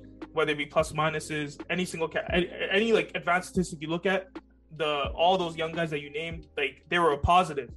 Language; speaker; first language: English; native; English